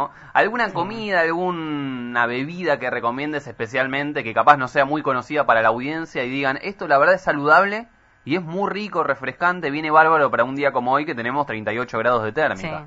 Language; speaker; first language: Spanish; native; Spanish